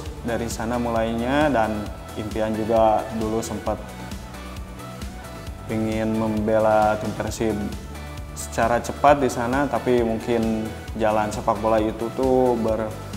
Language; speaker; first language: Indonesian; native; Indonesian